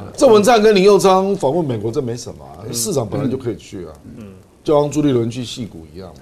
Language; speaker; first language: Chinese; native; Chinese